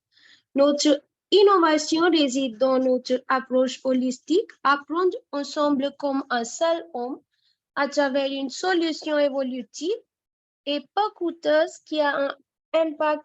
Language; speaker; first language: French; non-native, fluent; Hindi